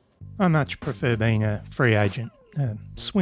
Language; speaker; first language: English; native; English